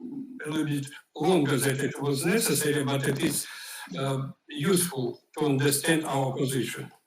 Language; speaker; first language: English; non-native, fluent; Ukrainian